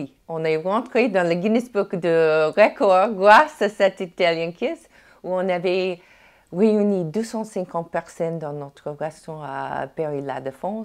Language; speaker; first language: French; non-native, fluent; English